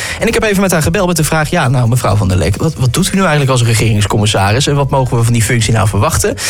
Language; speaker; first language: Dutch; native; Dutch